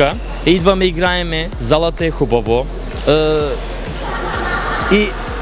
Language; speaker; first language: Bulgarian; non-native, local second language; Turkish